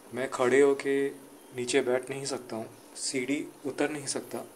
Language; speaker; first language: Hindi; non-native, local second language; Gujarati